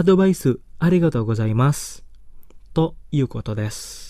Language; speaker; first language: Japanese; non-native, fluent; Indonesian